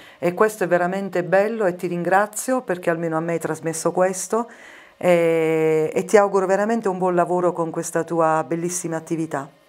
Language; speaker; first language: Italian; native; Italian